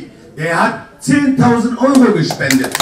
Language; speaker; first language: German; non-native, fluent; Kurdish